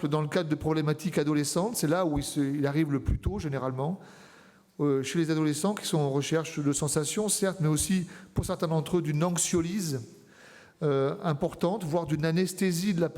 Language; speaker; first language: French; native; French